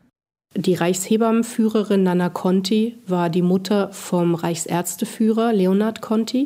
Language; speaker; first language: German; native; German